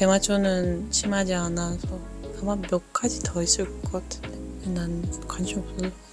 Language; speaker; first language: Korean; non-native, learner; Dutch